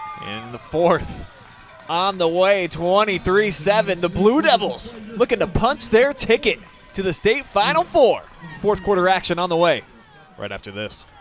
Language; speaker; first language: English; native; English